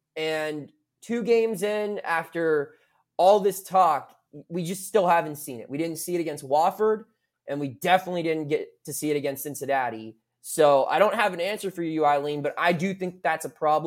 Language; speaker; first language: English; native; English